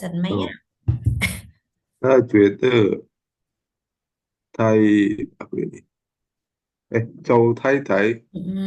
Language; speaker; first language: Chinese; non-native, learner; Indonesian